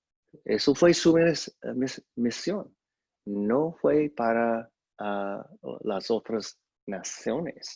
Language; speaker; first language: Spanish; non-native, fluent; English